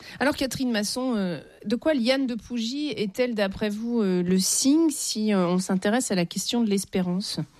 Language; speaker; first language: French; native; French